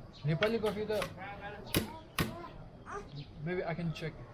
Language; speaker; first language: English; non-native, local second language; Nepali